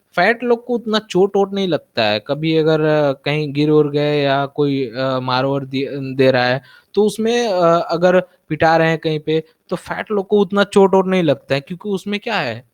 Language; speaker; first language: Hindi; native; Hindi